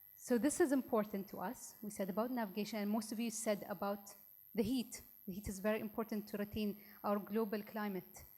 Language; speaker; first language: English; non-native, local second language; Arabic